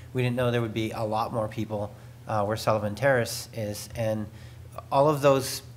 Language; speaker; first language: English; native; English